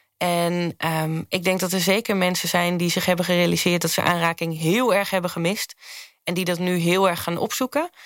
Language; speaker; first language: Dutch; native; Dutch